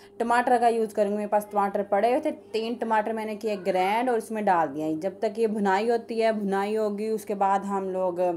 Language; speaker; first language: Urdu; native; Urdu